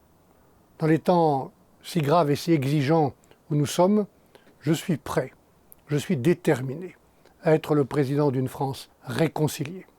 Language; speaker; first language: French; native; French